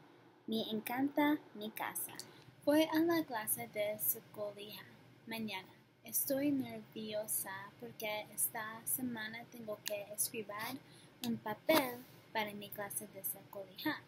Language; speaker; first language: Spanish; non-native, learner; English